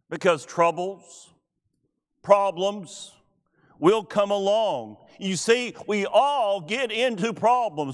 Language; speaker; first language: English; native; English